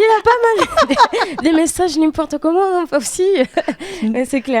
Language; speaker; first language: French; non-native, fluent; Spanish